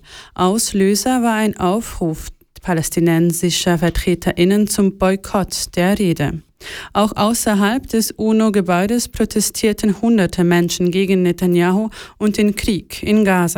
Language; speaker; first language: German; native; German